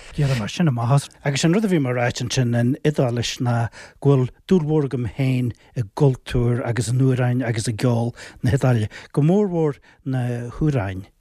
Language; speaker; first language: Irish; native; Irish